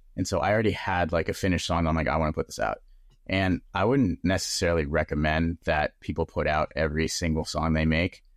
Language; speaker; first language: English; native; English